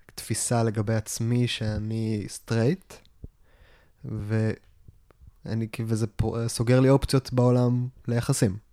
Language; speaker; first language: Hebrew; native; Hebrew